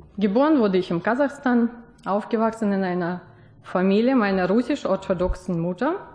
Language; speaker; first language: German; non-native, fluent; Russian